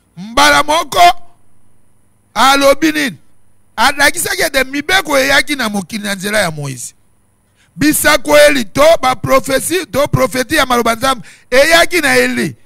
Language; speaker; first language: Lingala; non-native, local second language; Mongo